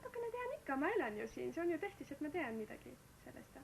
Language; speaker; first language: Estonian; non-native, learner; German